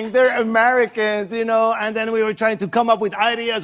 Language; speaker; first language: English; non-native, fluent; French